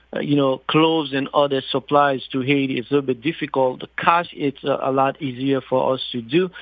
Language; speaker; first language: English; non-native, fluent; Haitian Creole